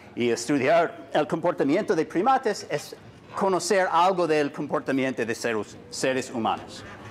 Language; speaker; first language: Spanish; non-native, fluent; English